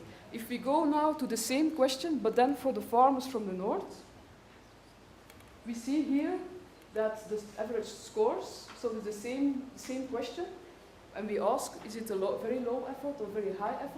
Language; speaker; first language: English; non-native, fluent; Dutch